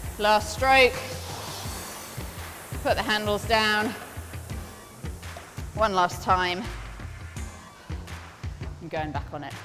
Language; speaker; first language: English; native; English